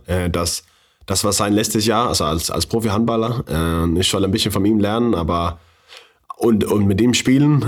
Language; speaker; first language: German; non-native, fluent; Danish